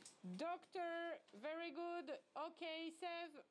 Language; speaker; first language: English; non-native, fluent; French